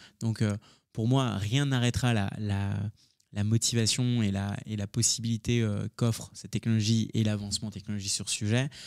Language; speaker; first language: French; early bilingual, other home language; Hindi